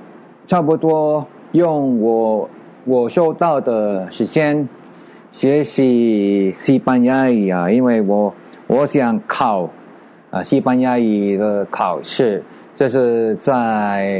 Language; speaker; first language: Chinese; non-native, learner; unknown